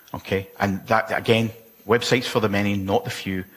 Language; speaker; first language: English; native; English